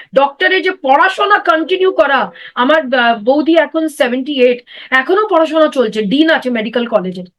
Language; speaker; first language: Bangla; non-native, local second language; Hindi